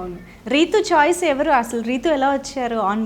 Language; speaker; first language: Telugu; native; Telugu